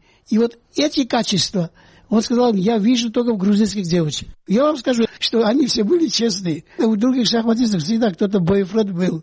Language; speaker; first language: Russian; non-native, local second language; Georgian